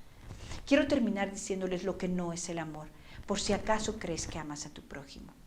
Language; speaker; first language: Spanish; native; Spanish